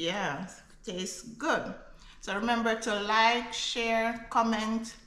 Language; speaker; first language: English; non-native, local second language; Jamaican Creole English